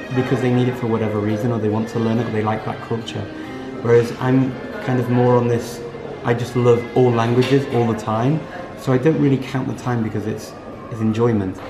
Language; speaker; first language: English; native; English